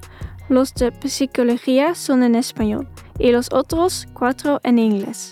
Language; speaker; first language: Spanish; non-native, fluent; Dutch